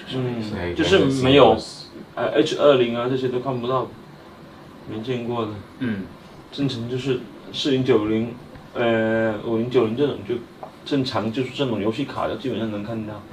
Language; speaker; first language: Chinese; native; Chinese